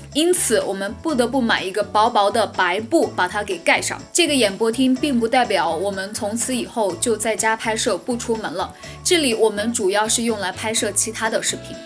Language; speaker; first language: Chinese; native; Chinese